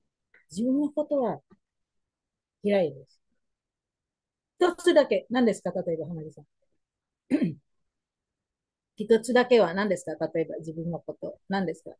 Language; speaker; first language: Japanese; non-native, learner; Indonesian